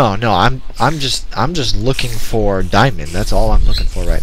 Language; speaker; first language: English; native; English